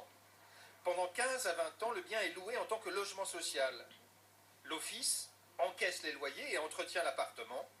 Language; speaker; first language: French; native; French